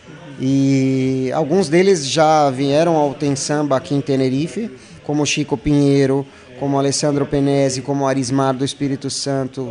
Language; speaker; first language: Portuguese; non-native, learner; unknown